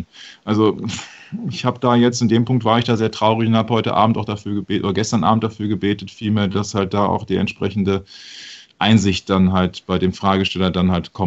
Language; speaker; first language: German; native; German